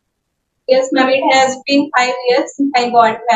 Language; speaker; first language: English; non-native, learner; Hindi